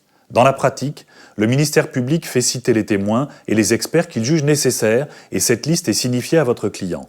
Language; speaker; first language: French; native; French